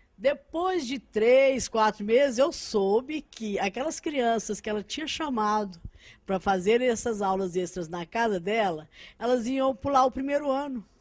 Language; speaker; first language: Portuguese; early bilingual, other home language; Arabic